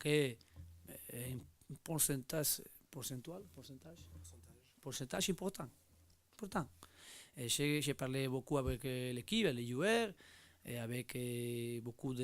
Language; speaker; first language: French; non-native, learner; Spanish